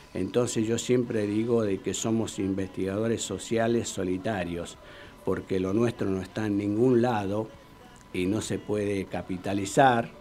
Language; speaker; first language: Spanish; native; Spanish